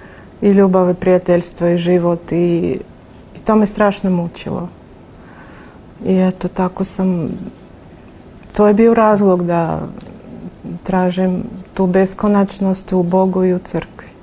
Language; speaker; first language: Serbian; non-native, fluent; Russian